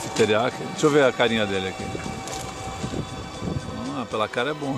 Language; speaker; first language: Portuguese; native; Portuguese